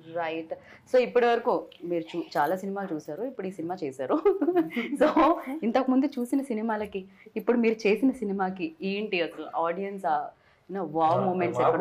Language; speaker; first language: Telugu; native; Telugu